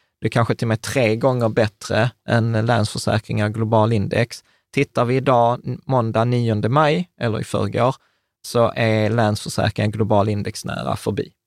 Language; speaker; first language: Swedish; native; Swedish